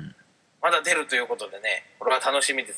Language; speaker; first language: Japanese; native; Japanese